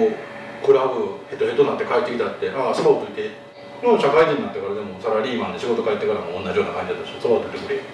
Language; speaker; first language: Japanese; native; Japanese